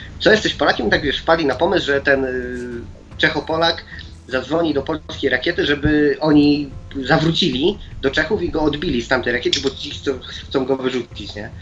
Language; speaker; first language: Polish; native; Polish